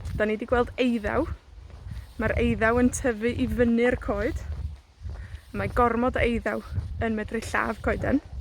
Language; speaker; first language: Welsh; native; Welsh